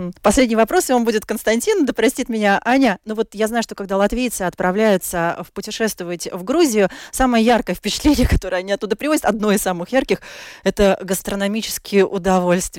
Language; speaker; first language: Russian; native; Russian